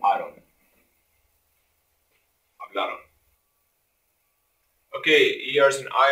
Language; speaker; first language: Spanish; non-native, fluent; English